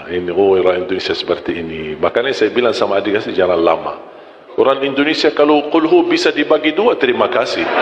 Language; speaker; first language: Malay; non-native, fluent; Arabic